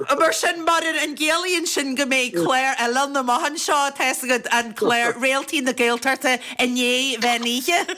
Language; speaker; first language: Irish; native; Irish